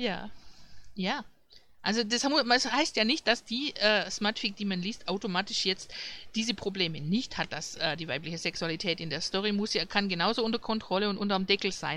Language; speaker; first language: German; native; German